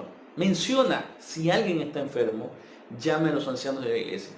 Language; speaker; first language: Spanish; native; Spanish